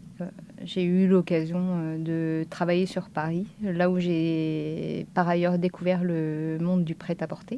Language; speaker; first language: French; native; French